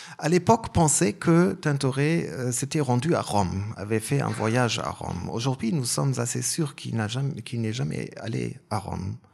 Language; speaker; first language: French; non-native, fluent; German